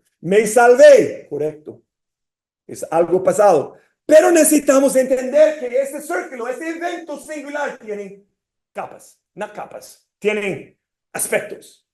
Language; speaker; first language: Spanish; non-native, fluent; English